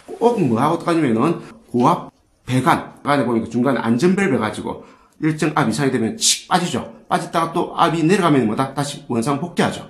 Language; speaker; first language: Korean; native; Korean